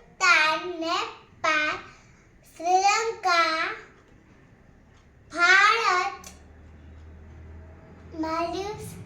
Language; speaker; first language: English; non-native, learner; Gujarati